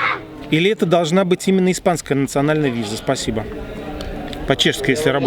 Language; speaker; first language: Russian; native; Russian